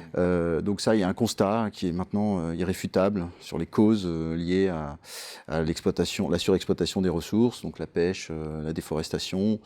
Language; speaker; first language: French; native; French